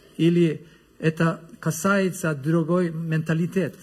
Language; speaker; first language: Russian; non-native, learner; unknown